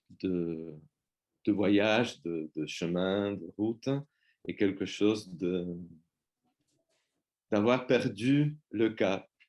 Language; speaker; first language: French; non-native, fluent; Spanish